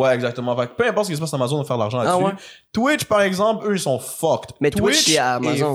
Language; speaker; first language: French; native; French